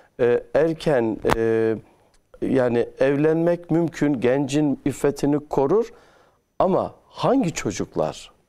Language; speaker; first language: Turkish; native; Turkish